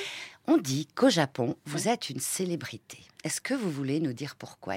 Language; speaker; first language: French; native; French